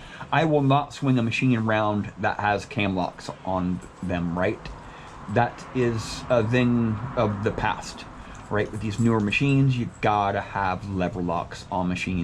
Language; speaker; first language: English; native; English